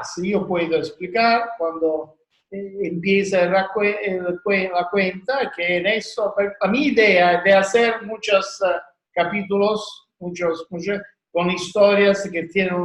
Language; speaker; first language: Spanish; non-native, learner; Italian